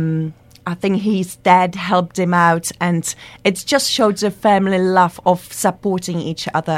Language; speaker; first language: English; non-native, fluent; Czech